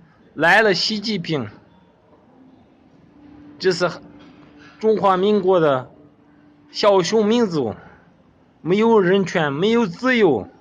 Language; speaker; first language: Chinese; non-native, local second language; Kazakh